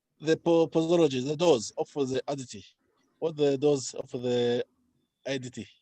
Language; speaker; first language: English; non-native, learner; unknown